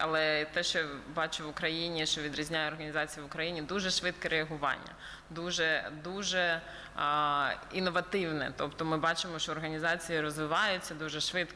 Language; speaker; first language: Ukrainian; early bilingual, heritage; Ukrainian